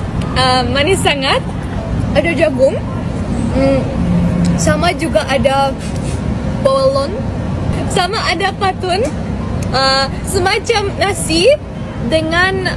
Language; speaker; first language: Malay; non-native, learner; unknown